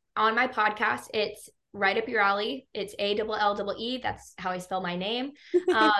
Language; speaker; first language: English; native; English